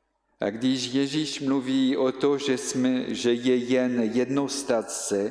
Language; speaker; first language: Czech; non-native, fluent; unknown